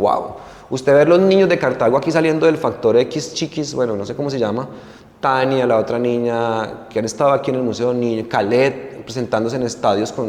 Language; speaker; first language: Spanish; native; Spanish